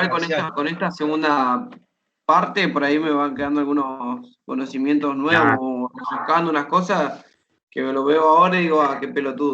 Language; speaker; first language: Spanish; native; Spanish